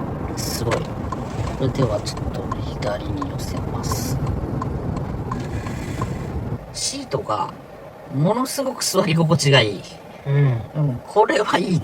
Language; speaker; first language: Japanese; native; Japanese